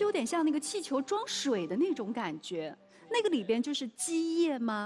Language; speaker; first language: Chinese; native; Chinese